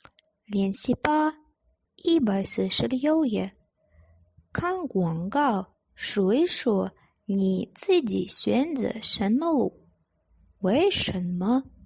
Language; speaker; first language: Chinese; non-native, fluent; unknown